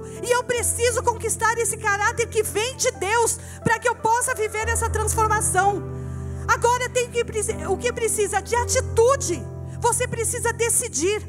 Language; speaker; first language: Portuguese; native; Portuguese